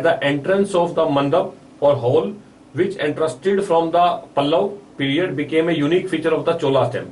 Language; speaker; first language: English; non-native, local second language; Hindi